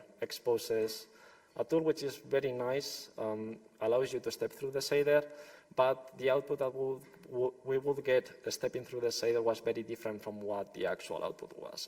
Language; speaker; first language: English; non-native, fluent; Spanish